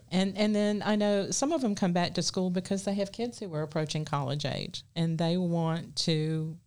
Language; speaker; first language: English; native; English